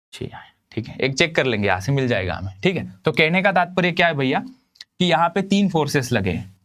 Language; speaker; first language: Hindi; non-native, local second language; Marathi